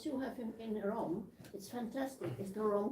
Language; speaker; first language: English; non-native, learner; Czech